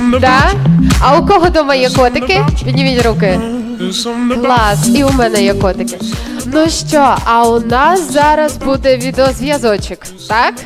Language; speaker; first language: Ukrainian; native; Ukrainian